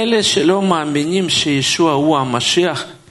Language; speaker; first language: Hebrew; non-native, fluent; Russian